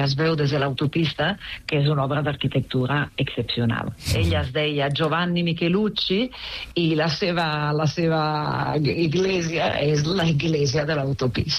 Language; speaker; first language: Catalan; non-native, fluent; Italian